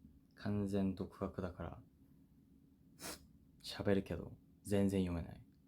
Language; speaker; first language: Japanese; non-native, fluent; Korean